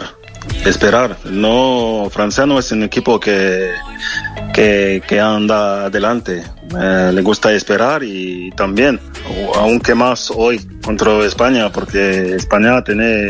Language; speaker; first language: Spanish; non-native, fluent; French